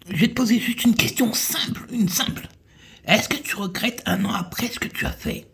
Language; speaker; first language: French; native; French